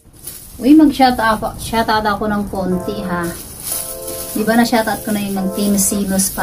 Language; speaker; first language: Filipino; non-native, local second language; Cebuano